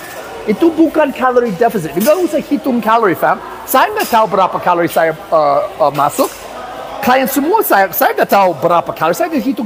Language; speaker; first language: Indonesian; non-native, learner; English